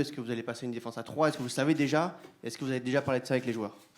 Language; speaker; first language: French; native; French